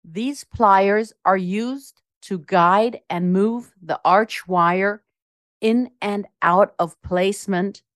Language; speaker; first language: English; non-native, fluent; German